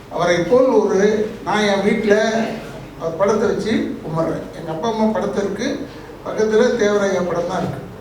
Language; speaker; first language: Tamil; non-native, local second language; Telugu